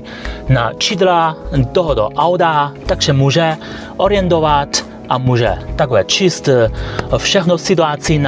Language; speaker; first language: Czech; non-native, learner; Chinese